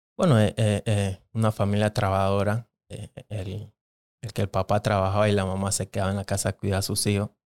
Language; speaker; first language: Spanish; non-native, local second language; Jamaican Creole English